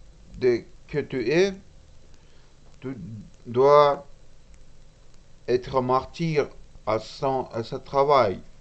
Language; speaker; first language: French; non-native, learner; Russian